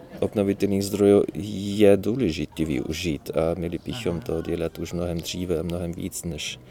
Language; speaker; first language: Czech; non-native, fluent; German